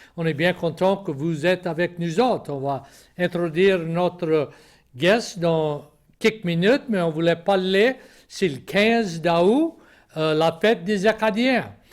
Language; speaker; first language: French; native; French